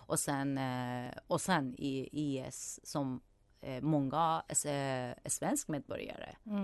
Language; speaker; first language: Swedish; non-native, fluent; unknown